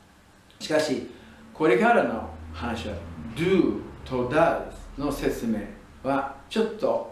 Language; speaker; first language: Japanese; non-native, fluent; English